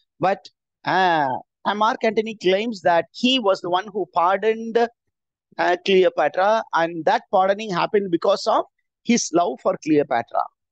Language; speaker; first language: English; non-native, local second language; Tamil